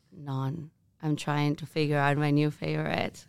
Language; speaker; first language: English; non-native, fluent; Spanish